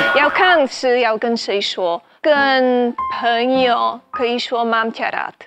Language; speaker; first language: Chinese; non-native, fluent; Slovak